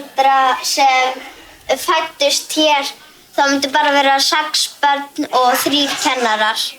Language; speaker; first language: Icelandic; early bilingual, other home language; Polish